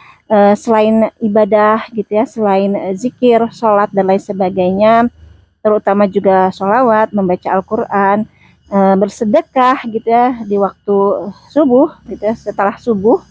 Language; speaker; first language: Indonesian; native; Indonesian